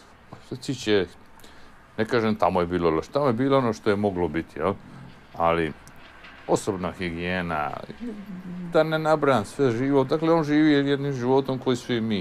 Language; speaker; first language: Croatian; native; Croatian